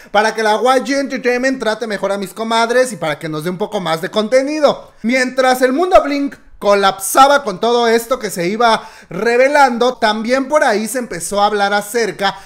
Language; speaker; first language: Spanish; native; Spanish